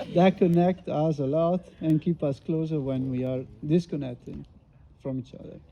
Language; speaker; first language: English; non-native, fluent; Italian